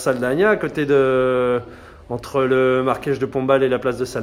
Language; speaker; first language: French; native; French